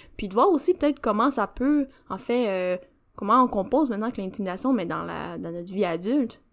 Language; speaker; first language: French; native; French